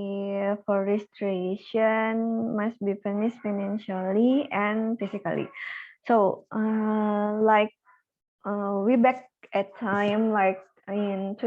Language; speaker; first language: English; non-native, learner; Indonesian